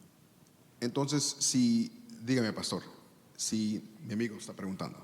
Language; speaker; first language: Spanish; early bilingual, heritage; Spanish